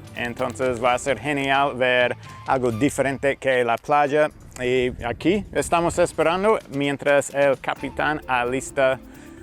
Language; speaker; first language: Spanish; non-native, fluent; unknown